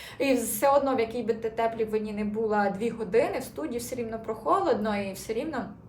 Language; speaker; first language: Ukrainian; native; Ukrainian